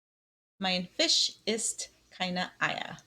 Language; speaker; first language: German; non-native, learner; English